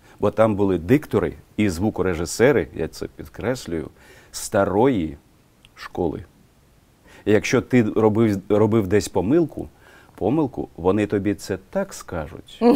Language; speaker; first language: Ukrainian; non-native, local second language; Russian